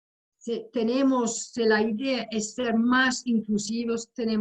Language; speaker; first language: Spanish; non-native, fluent; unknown